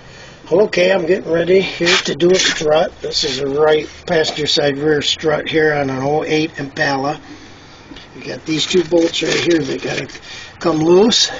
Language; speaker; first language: English; native; English